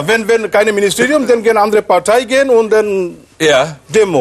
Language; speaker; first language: German; non-native, learner; Bangla